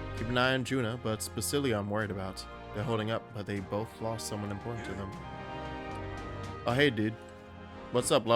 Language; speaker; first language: English; native; English